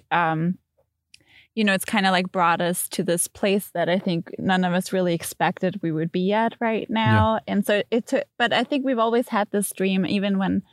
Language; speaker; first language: English; non-native, fluent; Danish